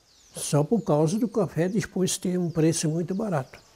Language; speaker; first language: Portuguese; non-native, local second language; German